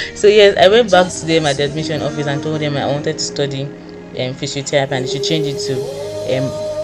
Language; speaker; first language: English; non-native, local second language; Yoruba